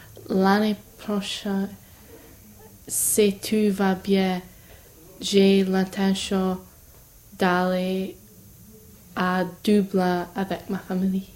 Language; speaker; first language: French; non-native, learner; English